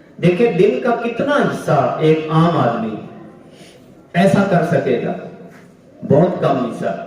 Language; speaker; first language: Urdu; non-native, local second language; Punjabi